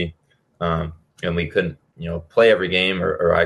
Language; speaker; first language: English; native; English